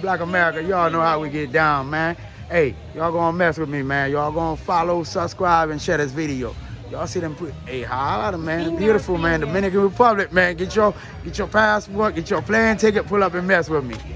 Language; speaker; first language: English; native; English